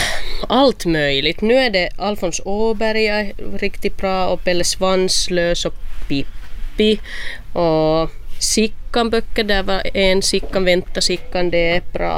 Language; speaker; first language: Swedish; non-native, local second language; Finnish